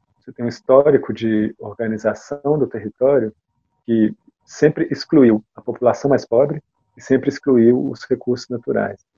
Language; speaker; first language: Portuguese; native; Portuguese